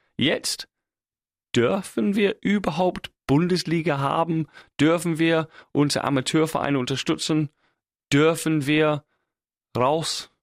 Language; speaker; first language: German; non-native, fluent; English